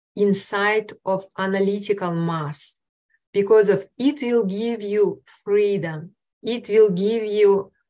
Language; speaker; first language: English; non-native, fluent; Russian